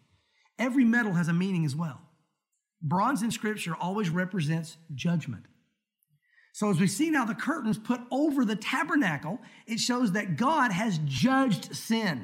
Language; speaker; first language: English; native; English